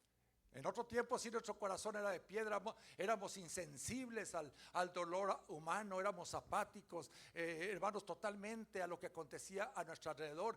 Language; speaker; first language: Spanish; native; Spanish